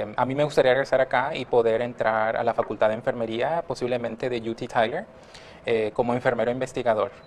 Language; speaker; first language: Spanish; early bilingual, heritage; Spanish